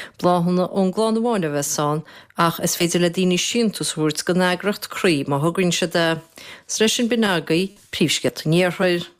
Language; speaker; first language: Irish; native; Irish